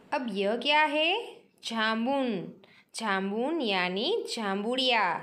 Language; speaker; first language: Hindi; non-native, local second language; Gujarati